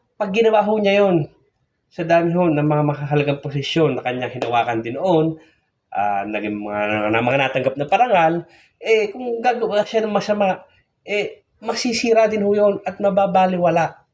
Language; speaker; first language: Filipino; native; Filipino